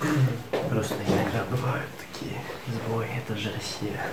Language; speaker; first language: Russian; native; Russian